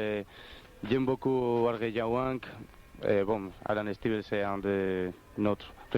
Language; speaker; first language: French; non-native, fluent; Spanish